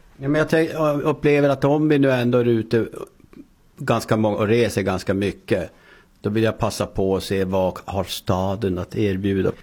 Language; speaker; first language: Swedish; native; Swedish